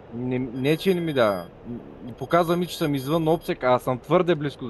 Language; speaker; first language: Bulgarian; native; Bulgarian